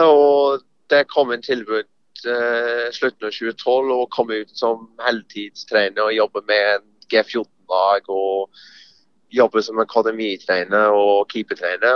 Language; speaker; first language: Norwegian; non-native, fluent; English